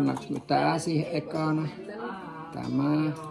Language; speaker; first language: Finnish; native; Finnish